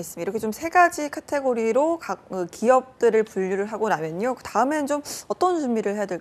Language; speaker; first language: Korean; native; Korean